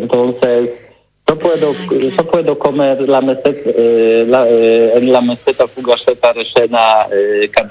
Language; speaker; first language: Spanish; non-native, learner; Polish